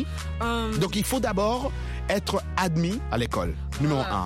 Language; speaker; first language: French; non-native, local second language; Lingala